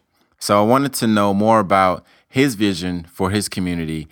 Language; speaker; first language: English; native; English